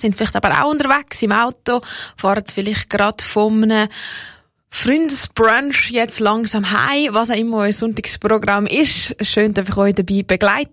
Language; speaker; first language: German; native; German